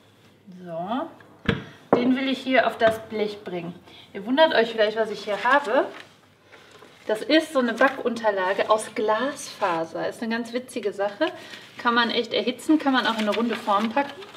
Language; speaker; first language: German; native; German